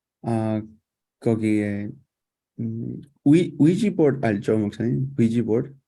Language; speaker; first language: Korean; non-native, fluent; Spanish